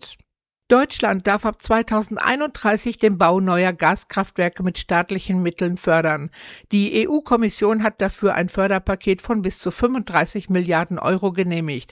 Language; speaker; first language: German; native; German